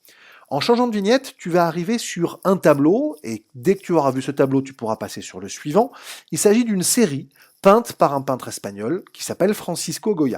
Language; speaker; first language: French; native; French